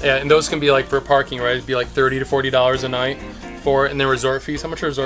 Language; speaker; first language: English; native; English